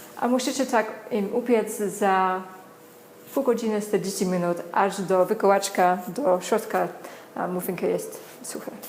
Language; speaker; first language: Polish; non-native, learner; English